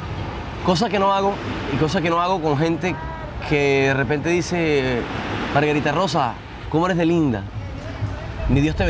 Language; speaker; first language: Spanish; native; Spanish